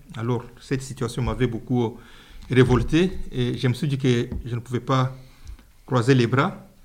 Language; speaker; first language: French; non-native, local second language; Luba-Lulua